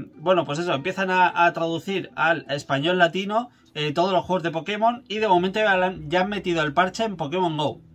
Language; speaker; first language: Spanish; native; Spanish